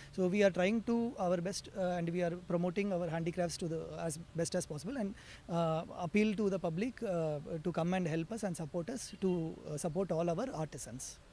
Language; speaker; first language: English; non-native, local second language; Telugu